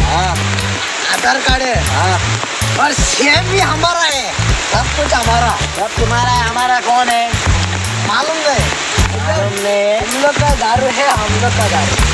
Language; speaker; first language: Hindi; non-native, local second language; Konkani